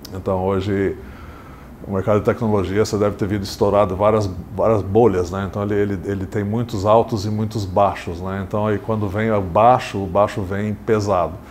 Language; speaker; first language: Portuguese; early bilingual, other home language; English